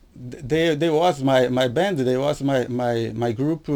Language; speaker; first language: English; non-native, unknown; Portuguese